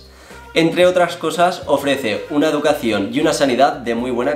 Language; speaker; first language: Spanish; native; Spanish